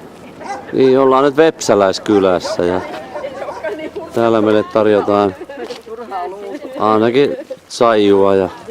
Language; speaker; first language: Finnish; native; Finnish